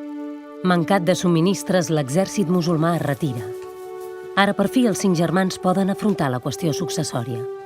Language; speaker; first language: Catalan; native; Catalan